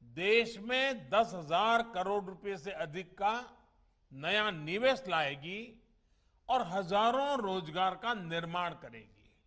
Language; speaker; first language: Hindi; non-native, local second language; Gujarati